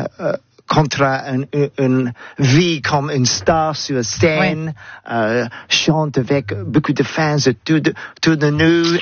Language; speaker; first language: French; non-native, learner; English